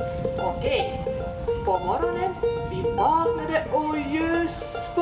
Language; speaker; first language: Swedish; non-native, local second language; Finnish